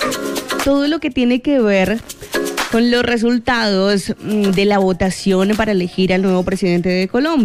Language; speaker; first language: Spanish; native; Spanish